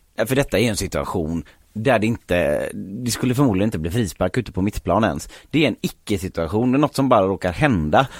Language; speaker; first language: Swedish; native; Swedish